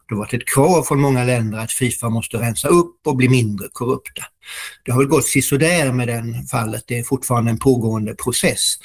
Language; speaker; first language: Swedish; native; Swedish